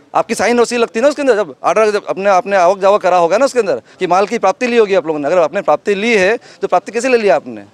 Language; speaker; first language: Hindi; native; Hindi